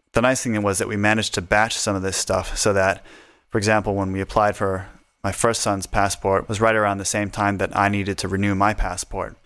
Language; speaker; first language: English; native; English